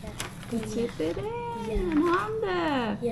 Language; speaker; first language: Dutch; non-native, learner; Filipino